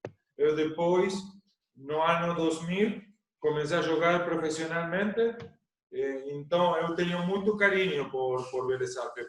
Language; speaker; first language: Portuguese; non-native, learner; Spanish